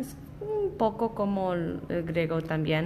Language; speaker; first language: Spanish; non-native, learner; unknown